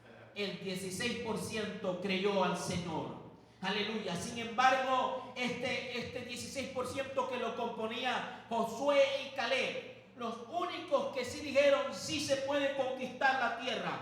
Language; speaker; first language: Spanish; native; Spanish